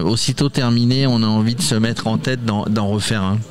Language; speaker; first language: French; native; French